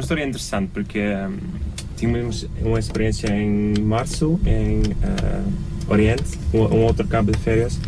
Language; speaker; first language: Portuguese; non-native, learner; Dutch